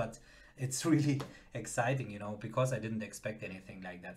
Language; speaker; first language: English; non-native, fluent; German